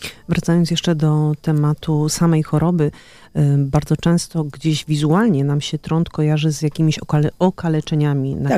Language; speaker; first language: Polish; native; Polish